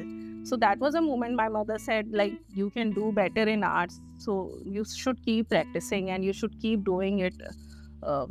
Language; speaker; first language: English; non-native, local second language; Hindi